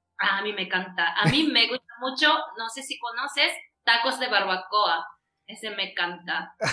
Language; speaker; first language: Spanish; non-native, learner; Japanese